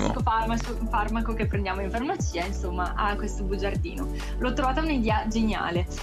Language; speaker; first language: Italian; native; Italian